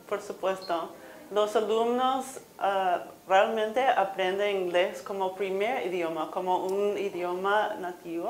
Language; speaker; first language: Spanish; non-native, fluent; English